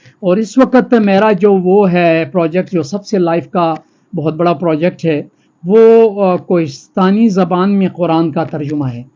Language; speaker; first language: Urdu; non-native, local second language; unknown